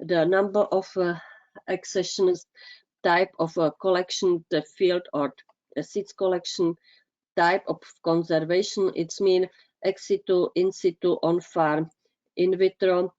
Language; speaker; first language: English; non-native, fluent; Czech